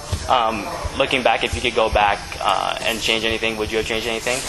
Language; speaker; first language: English; native; English